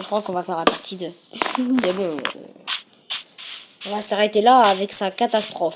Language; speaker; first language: French; native; French